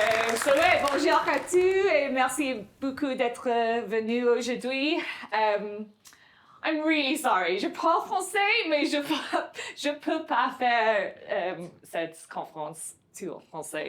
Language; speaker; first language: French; non-native, learner; English